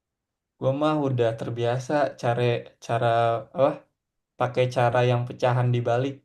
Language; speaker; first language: Indonesian; native; Indonesian